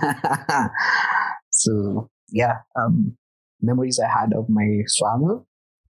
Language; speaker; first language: English; non-native, local second language; Swahili